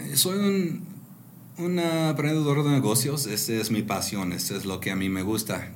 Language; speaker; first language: Spanish; non-native, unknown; English